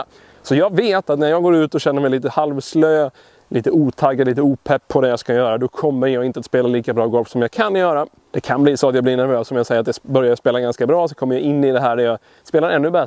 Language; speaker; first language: Swedish; native; Swedish